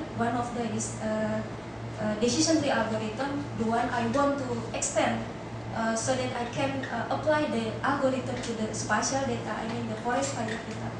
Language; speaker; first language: English; non-native, fluent; Indonesian